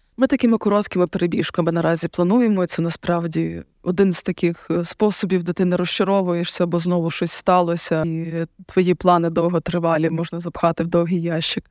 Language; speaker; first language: Ukrainian; native; Ukrainian